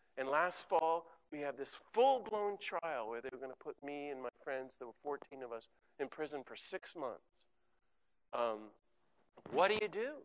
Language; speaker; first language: English; native; English